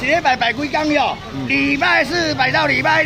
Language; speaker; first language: Chinese; native; Chinese